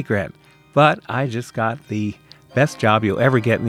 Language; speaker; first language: English; native; English